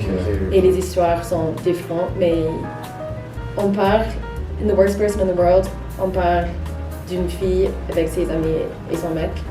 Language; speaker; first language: French; non-native, fluent; English